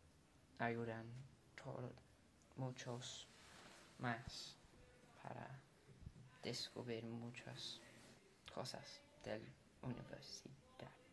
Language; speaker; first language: Spanish; non-native, learner; English